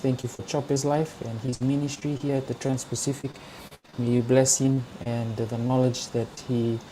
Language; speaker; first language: English; non-native, local second language; Fijian